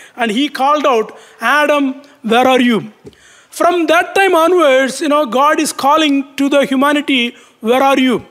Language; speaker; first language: English; non-native, local second language; Tamil